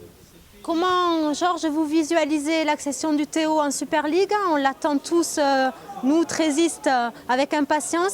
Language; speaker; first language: French; native; French